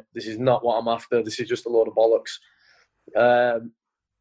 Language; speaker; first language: English; native; English